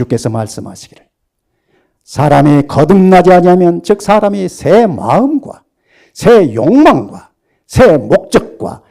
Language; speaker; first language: Korean; native; Korean